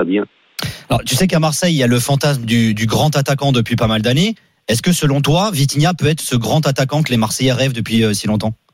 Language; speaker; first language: French; native; French